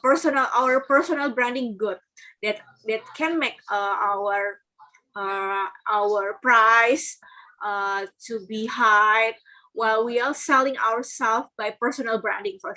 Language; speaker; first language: English; non-native, learner; Indonesian